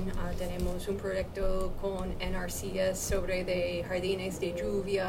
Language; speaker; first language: Spanish; non-native, learner; English